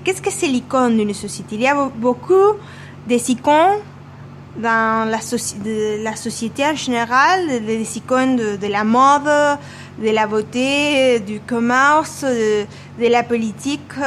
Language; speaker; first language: French; non-native, learner; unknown